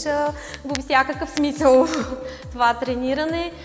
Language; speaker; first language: Bulgarian; native; Bulgarian